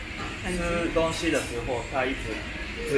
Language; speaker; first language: Chinese; non-native, fluent; Japanese